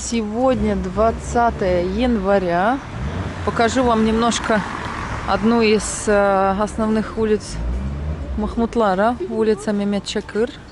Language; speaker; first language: Russian; native; Russian